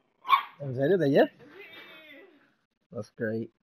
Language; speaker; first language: Spanish; early bilingual, heritage; Spanish